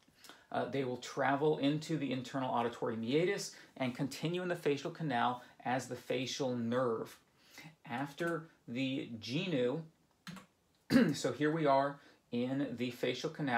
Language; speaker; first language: English; native; English